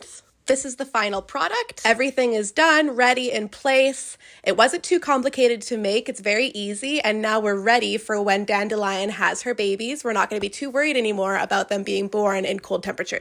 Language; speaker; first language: English; native; English